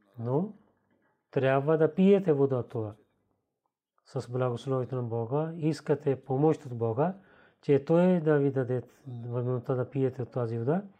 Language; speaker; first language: Bulgarian; non-native, learner; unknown